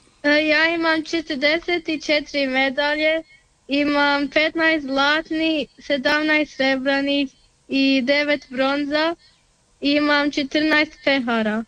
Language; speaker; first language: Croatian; early bilingual, heritage; Serbian